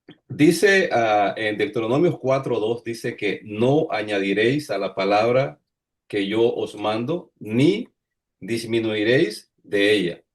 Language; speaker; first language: Spanish; native; Spanish